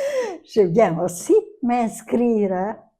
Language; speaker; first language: French; non-native, fluent; Albanian